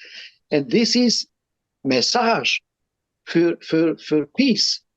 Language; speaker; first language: English; non-native, learner; Romany